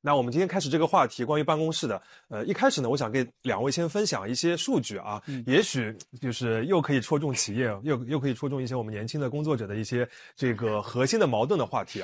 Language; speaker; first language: Chinese; native; Chinese